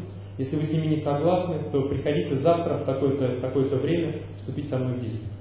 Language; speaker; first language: Russian; native; Russian